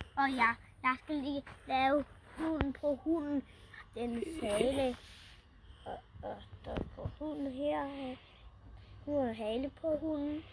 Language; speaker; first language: Danish; early bilingual, other home language; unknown